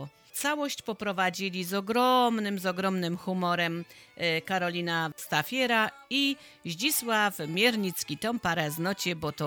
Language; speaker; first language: Polish; native; Polish